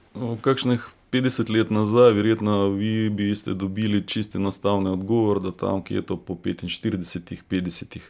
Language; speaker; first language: Slovenian; non-native, fluent; Russian